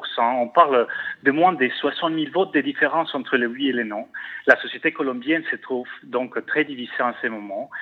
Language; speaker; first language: French; non-native, fluent; Spanish